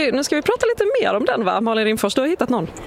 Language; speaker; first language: Swedish; native; Swedish